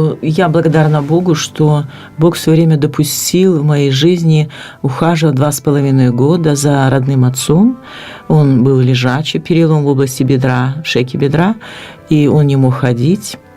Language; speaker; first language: Russian; native; Russian